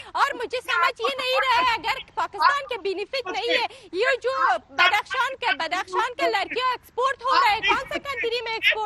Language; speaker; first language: Hindi; non-native, fluent; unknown